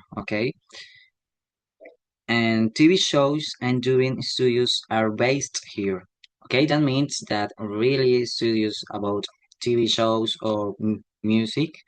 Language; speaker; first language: English; non-native, learner; Spanish